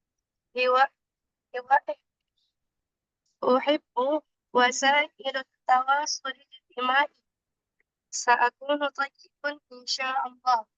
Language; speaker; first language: Arabic; non-native, learner; Indonesian